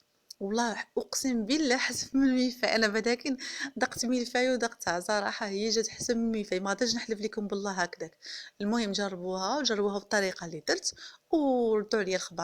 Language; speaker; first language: Arabic; native; Arabic